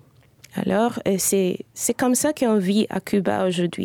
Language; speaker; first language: French; non-native, fluent; Spanish